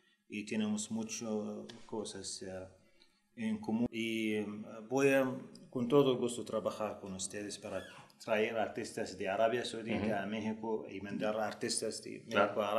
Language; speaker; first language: Spanish; non-native, fluent; Arabic